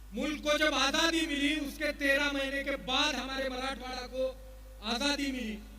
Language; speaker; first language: Hindi; non-native, local second language; Marathi